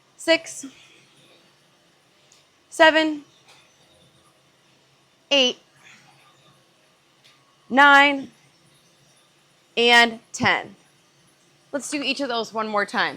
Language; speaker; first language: English; native; English